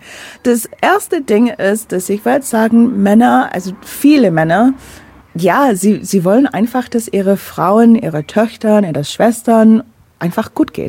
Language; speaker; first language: German; non-native, fluent; English